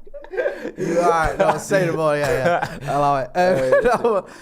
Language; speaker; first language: English; native; English